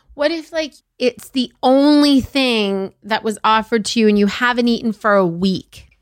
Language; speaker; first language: English; early bilingual, other home language; Arabic